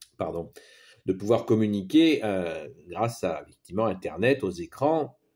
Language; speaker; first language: French; native; French